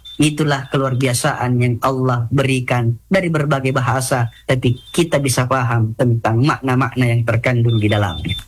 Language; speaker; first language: Indonesian; non-native, local second language; Buginese